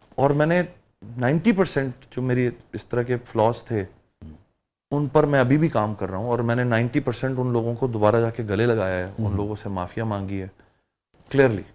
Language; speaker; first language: Urdu; early bilingual, heritage; Urdu